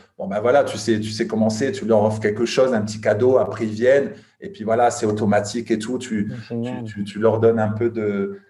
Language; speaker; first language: French; native; French